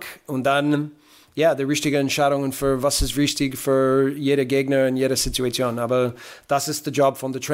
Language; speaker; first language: German; non-native, learner; English